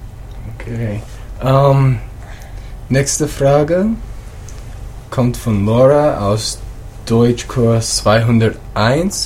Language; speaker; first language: German; non-native, learner; English